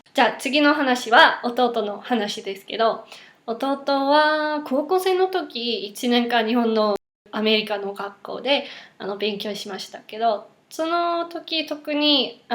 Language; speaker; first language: Japanese; non-native, fluent; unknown